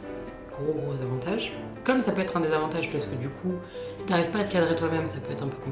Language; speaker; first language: French; native; French